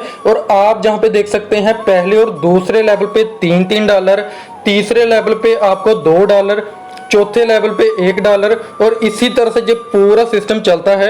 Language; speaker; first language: Hindi; native; Hindi